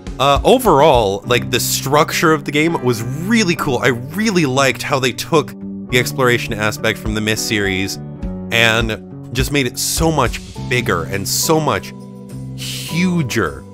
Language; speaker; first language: English; native; English